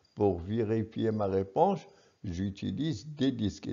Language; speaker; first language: French; non-native, local second language; Arabic